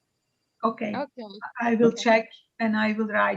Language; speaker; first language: English; non-native, fluent; Turkish